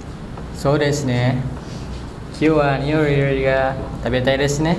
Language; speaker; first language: Japanese; non-native, learner; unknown